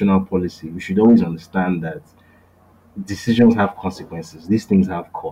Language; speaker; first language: English; non-native, local second language; Yoruba